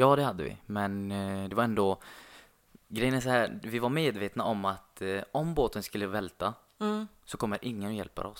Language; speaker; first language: Swedish; non-native, fluent; Arabic